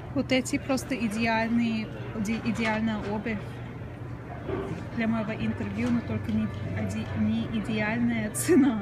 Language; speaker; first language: Russian; early bilingual, heritage; Russian